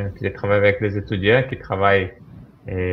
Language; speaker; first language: French; non-native, fluent; Portuguese